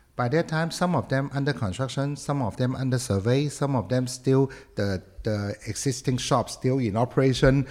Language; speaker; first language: English; non-native, local second language; Cantonese